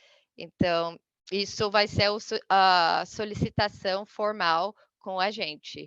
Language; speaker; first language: Portuguese; non-native, fluent; English